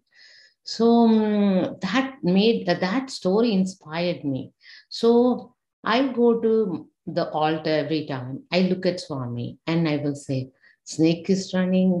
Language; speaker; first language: English; non-native, local second language; Tamil